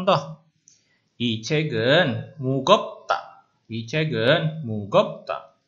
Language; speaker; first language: Korean; non-native, fluent; Indonesian